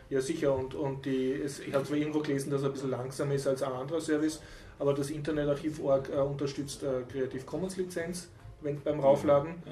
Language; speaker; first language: German; native; German